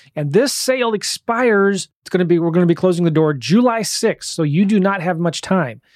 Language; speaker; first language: English; native; English